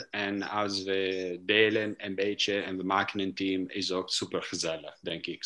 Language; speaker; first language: Dutch; non-native, learner; Portuguese